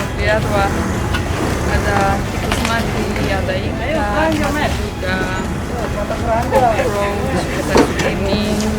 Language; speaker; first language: Indonesian; non-native, learner; Romanian